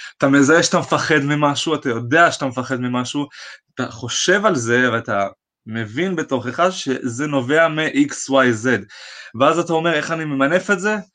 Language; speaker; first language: Hebrew; native; Hebrew